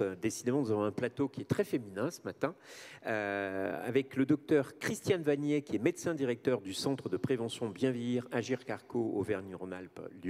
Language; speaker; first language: French; native; French